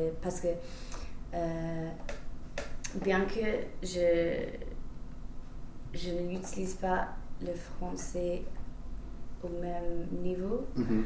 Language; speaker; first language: French; non-native, fluent; English